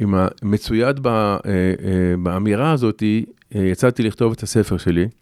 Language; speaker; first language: Hebrew; native; Hebrew